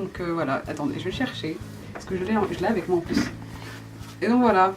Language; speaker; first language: French; native; French